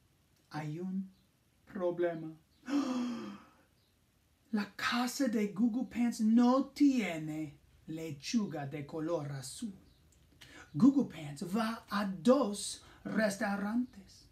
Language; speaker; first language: Spanish; non-native, fluent; English